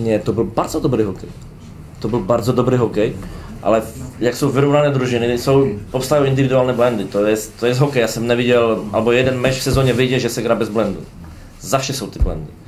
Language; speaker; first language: Polish; non-native, learner; Czech